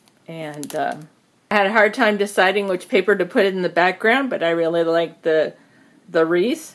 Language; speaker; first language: English; native; English